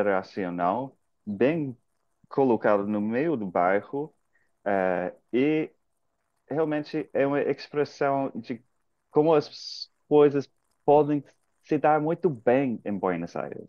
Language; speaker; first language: Portuguese; non-native, fluent; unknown